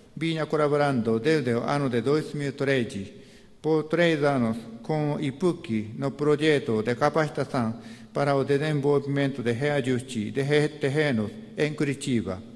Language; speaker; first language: Portuguese; non-native, fluent; Japanese